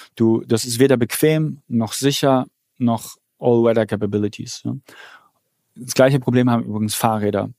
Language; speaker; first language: German; early bilingual, other home language; Polish